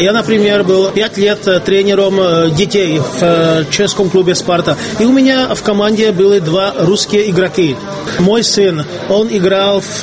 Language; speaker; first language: Russian; non-native, fluent; Czech